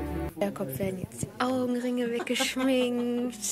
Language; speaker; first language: German; native; German